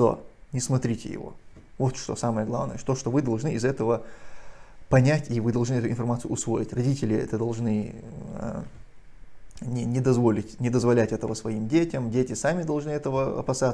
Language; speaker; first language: Russian; non-native, local second language; Chechen